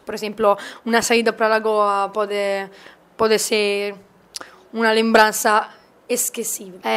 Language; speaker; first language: Portuguese; non-native, learner; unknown